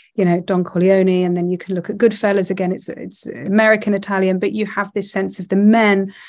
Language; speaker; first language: English; native; English